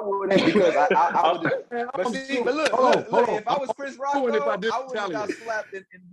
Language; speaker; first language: English; native; English